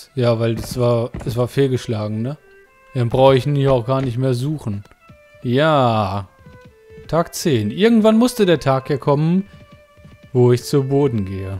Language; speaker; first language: German; native; German